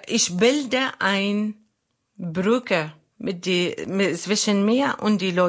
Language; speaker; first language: German; non-native, learner; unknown